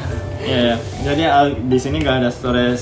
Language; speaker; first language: Indonesian; non-native, fluent; Japanese